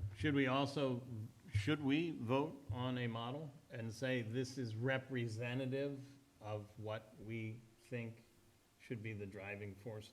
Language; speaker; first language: English; native; English